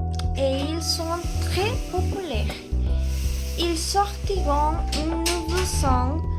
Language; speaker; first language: French; non-native, learner; Spanish